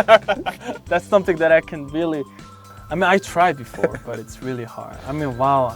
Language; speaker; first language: English; non-native, fluent; Korean